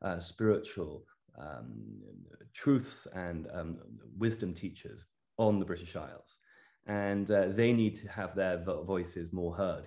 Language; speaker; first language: English; native; English